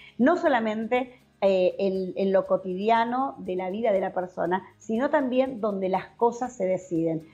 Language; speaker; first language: Spanish; native; Spanish